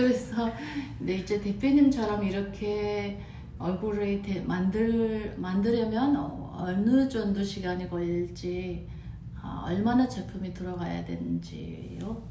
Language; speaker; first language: Korean; non-native, fluent; Mongolian